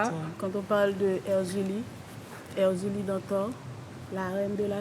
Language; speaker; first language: French; non-native, local second language; Haitian Creole